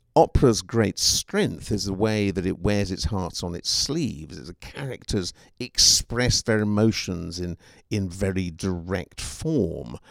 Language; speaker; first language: English; native; English